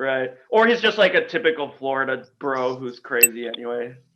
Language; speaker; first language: English; native; English